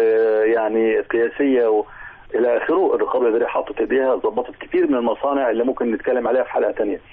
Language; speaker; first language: Arabic; native; Arabic